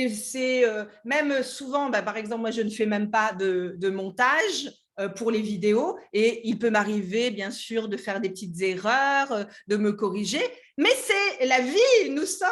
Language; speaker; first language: French; native; French